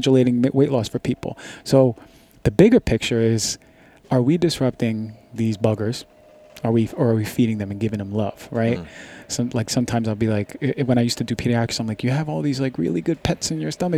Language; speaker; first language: English; native; English